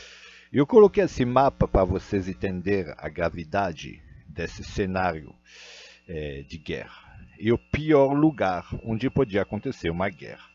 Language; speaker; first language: Portuguese; non-native, fluent; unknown